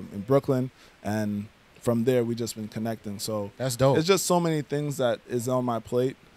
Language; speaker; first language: English; native; English